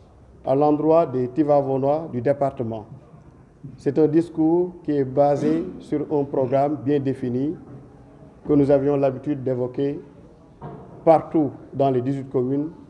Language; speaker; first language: French; non-native, local second language; Wolof